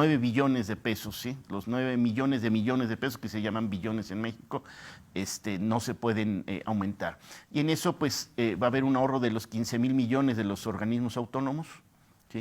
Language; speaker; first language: Spanish; native; Spanish